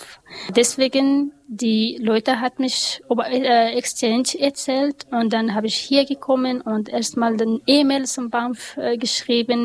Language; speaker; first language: German; non-native, learner; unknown